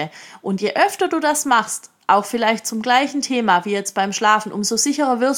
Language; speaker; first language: German; native; German